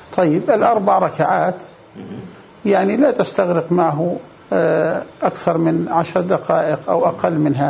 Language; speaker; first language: Arabic; native; Arabic